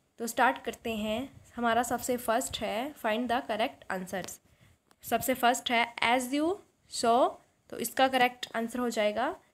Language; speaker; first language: Hindi; native; Hindi